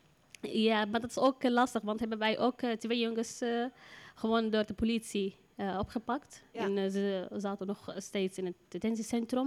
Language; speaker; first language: Dutch; non-native, learner; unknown